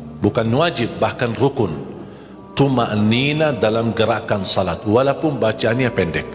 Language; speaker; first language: Indonesian; non-native, fluent; Arabic